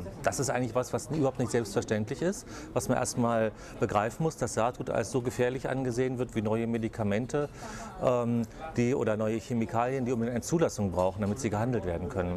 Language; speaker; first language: German; native; German